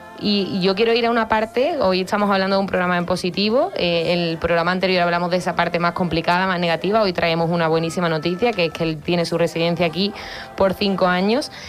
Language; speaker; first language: Spanish; native; Spanish